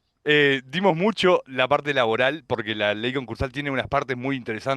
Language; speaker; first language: Spanish; native; Spanish